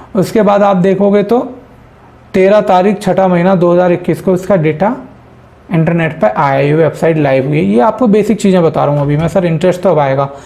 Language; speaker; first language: Hindi; native; Hindi